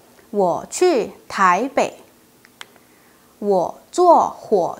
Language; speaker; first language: Chinese; non-native, fluent; Indonesian